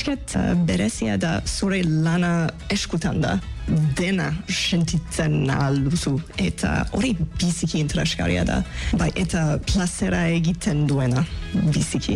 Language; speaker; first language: Basque; non-native, fluent; English